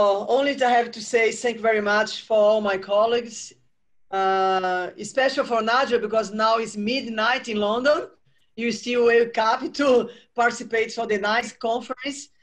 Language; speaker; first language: English; non-native, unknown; Portuguese